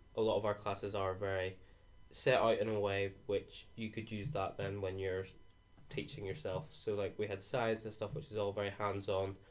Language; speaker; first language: English; native; English